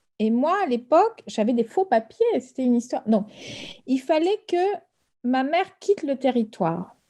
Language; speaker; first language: French; early bilingual, other home language; Spanish